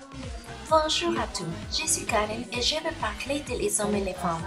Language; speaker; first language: French; non-native, learner; Spanish